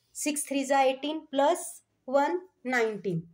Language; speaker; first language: Hindi; non-native, local second language; Marathi